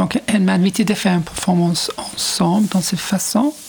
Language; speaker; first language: French; non-native, fluent; English